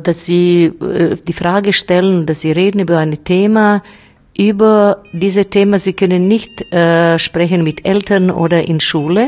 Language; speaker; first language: German; non-native, fluent; Bosnian